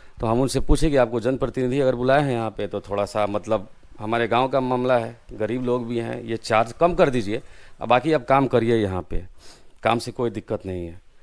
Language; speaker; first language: Hindi; native; Hindi